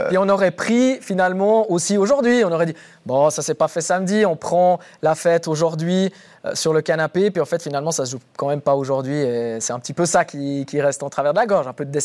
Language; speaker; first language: French; native; French